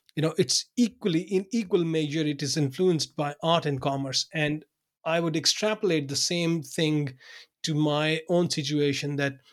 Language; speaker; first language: English; non-native, local second language; Urdu